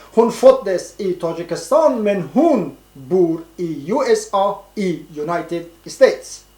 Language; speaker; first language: Swedish; non-native, learner; Persian